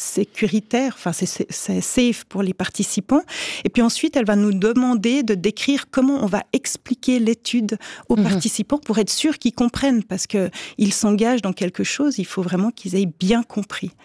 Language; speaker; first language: French; native; French